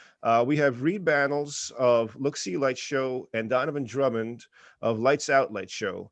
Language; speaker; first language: English; native; English